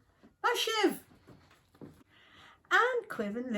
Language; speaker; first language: Irish; non-native, local second language; English